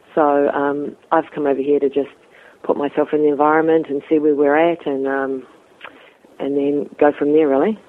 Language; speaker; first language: English; native; English